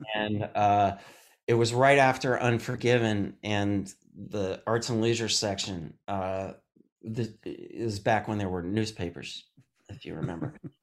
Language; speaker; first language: English; native; English